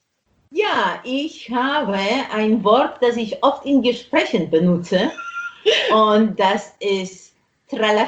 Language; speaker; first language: German; non-native, fluent; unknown